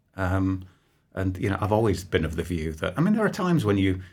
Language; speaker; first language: English; native; English